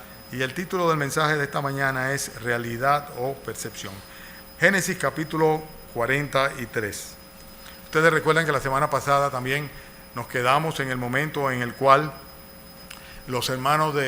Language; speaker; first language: Spanish; native; Spanish